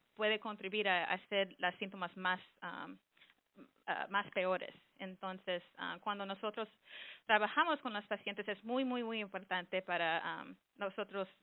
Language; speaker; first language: Spanish; early bilingual, heritage; Spanish